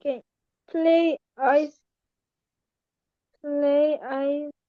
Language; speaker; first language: English; non-native, learner; Korean